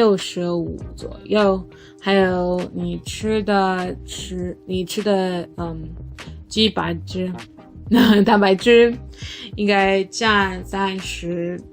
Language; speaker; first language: Chinese; non-native, learner; English